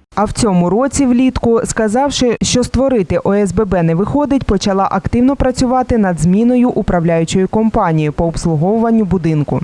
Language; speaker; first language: Ukrainian; native; Ukrainian